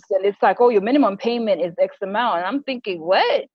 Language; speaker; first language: English; non-native, local second language; Shona